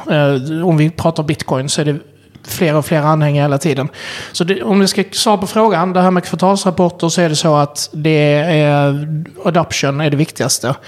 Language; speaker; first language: Swedish; native; Swedish